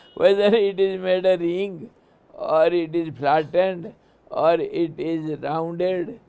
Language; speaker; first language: English; non-native, local second language; Hindi